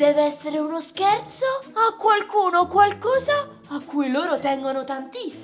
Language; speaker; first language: Italian; native; Italian